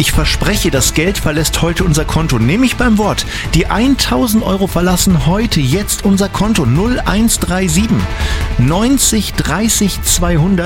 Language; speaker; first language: German; native; German